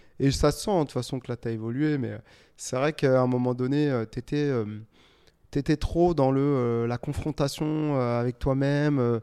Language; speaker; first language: French; native; French